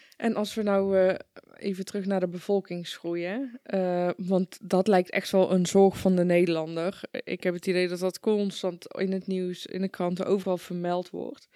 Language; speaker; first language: Dutch; early bilingual, other home language; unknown